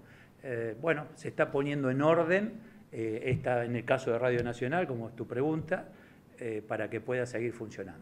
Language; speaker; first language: Spanish; native; Spanish